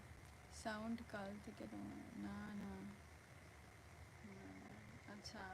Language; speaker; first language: Bangla; non-native, local second language; Santali